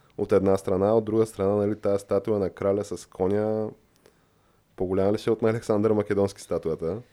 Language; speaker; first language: Bulgarian; native; Bulgarian